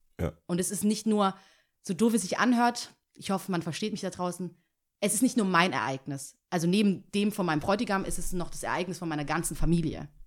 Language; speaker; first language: German; early bilingual, other home language; Tigrinya